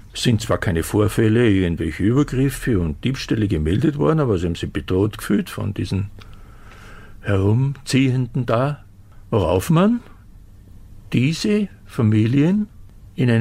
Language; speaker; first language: German; native; German